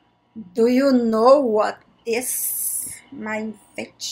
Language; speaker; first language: English; non-native, learner; Portuguese